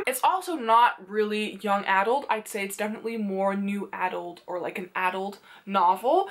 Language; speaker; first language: English; non-native, fluent; Dutch